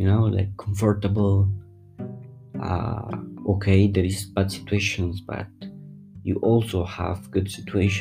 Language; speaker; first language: English; non-native, fluent; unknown